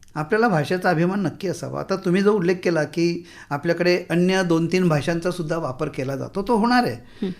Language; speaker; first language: Marathi; native; Marathi